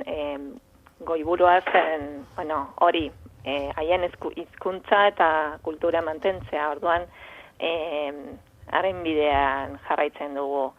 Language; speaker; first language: Basque; non-native, fluent; Spanish